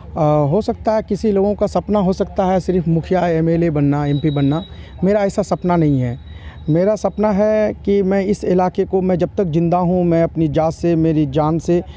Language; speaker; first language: Hindi; native; Hindi